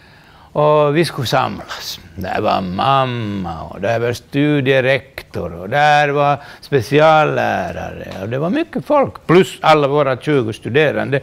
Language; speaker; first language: Swedish; non-native, local second language; Finnish